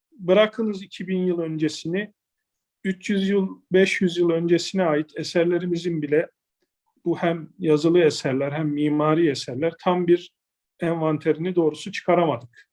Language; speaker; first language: Turkish; native; Turkish